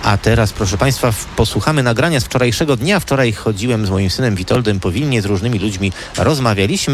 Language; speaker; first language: Polish; native; Polish